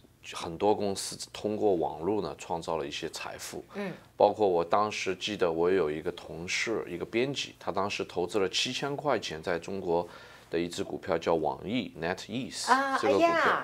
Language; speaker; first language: Chinese; native; Chinese